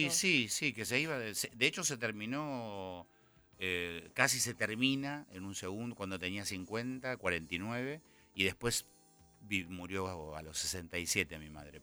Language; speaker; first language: Spanish; native; Spanish